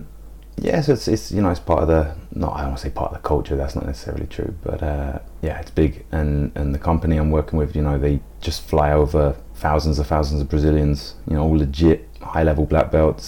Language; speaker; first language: English; native; English